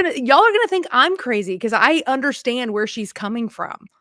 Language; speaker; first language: English; native; English